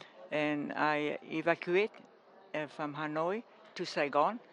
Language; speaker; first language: English; non-native, fluent; Vietnamese